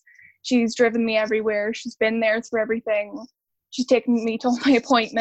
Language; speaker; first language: English; native; English